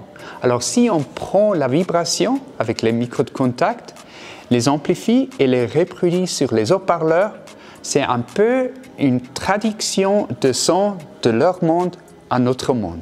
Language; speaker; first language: French; non-native, fluent; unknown